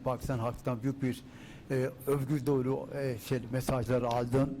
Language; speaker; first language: Turkish; non-native, fluent; Urdu